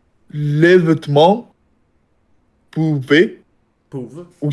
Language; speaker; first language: French; non-native, learner; Russian